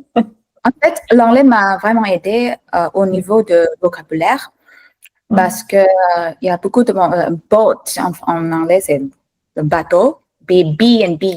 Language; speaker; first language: French; non-native, fluent; Thai